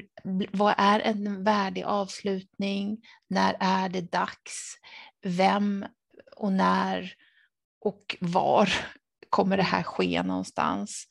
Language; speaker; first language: Swedish; native; Swedish